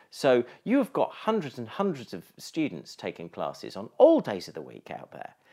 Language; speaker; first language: English; native; English